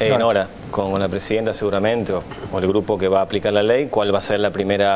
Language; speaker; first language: Spanish; native; Spanish